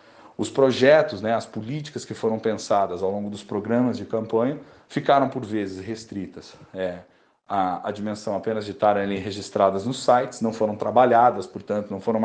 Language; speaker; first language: Portuguese; native; Portuguese